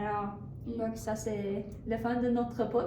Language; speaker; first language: French; non-native, learner; English